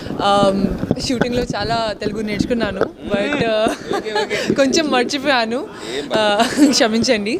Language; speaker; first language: Telugu; non-native, learner; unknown